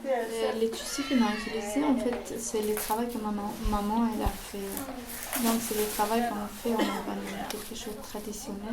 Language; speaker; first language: French; early bilingual, other home language; Albanian